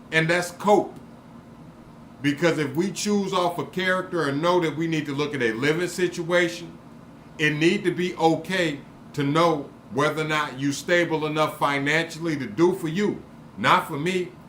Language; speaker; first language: English; native; English